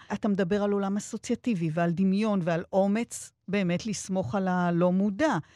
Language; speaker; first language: Hebrew; native; Hebrew